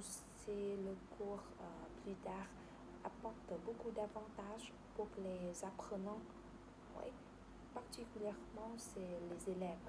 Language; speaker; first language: French; non-native, learner; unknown